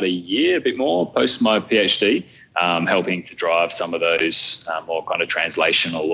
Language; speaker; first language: English; native; English